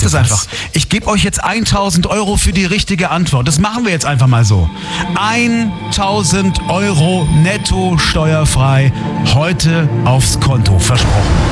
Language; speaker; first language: German; native; German